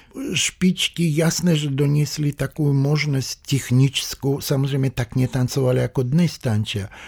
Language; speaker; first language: Slovak; non-native, fluent; Russian